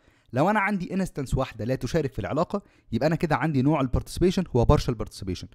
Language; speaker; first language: Arabic; native; Arabic